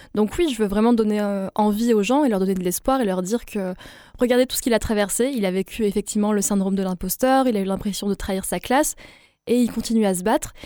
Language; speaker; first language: French; non-native, local second language; Arabic